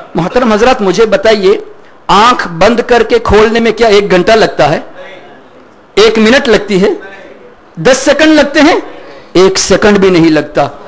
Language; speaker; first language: Urdu; non-native, fluent; Memoni